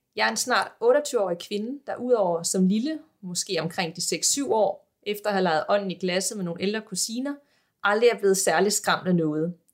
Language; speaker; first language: Danish; native; Danish